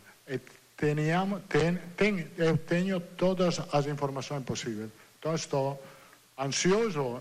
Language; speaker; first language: Portuguese; non-native, learner; Italian